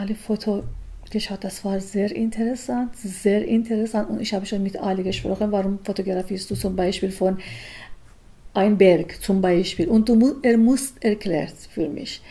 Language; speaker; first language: German; non-native, learner; Persian